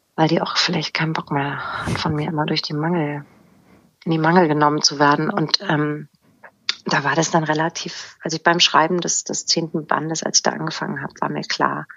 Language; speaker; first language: German; native; German